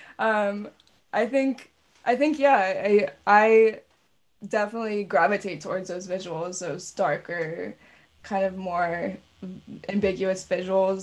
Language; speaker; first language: English; native; English